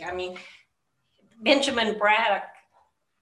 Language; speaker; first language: English; native; English